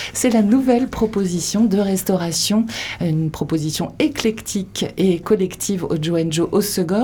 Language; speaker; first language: French; native; French